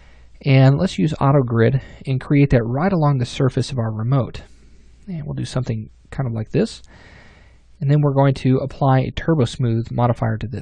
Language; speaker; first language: English; native; English